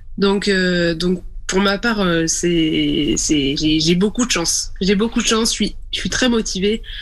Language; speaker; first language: French; native; French